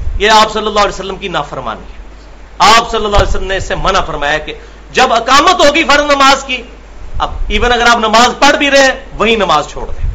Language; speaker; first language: Urdu; non-native, local second language; Punjabi